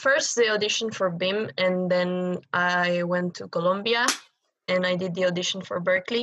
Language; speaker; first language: English; non-native, fluent; Spanish